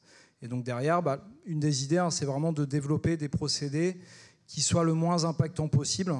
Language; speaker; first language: French; native; French